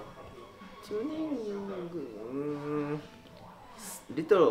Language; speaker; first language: English; non-native, learner; Japanese